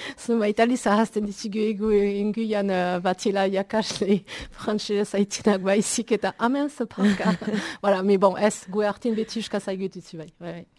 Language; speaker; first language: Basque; native; Basque